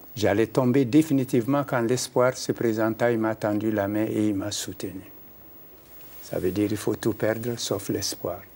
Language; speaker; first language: French; non-native, local second language; Mandingo